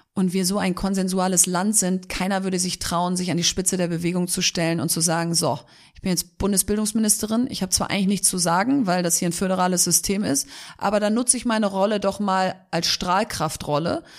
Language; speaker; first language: German; native; German